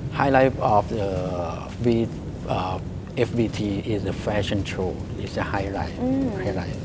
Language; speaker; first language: English; non-native, learner; Thai